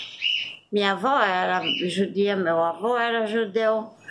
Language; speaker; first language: Portuguese; early bilingual, other home language; German